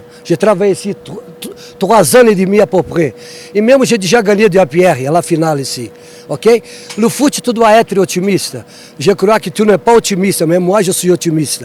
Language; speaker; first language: French; non-native, learner; Portuguese